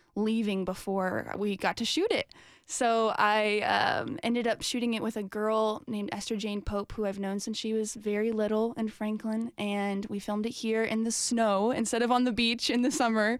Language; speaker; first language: English; native; English